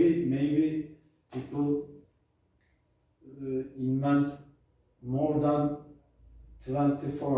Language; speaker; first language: English; non-native, learner; Turkish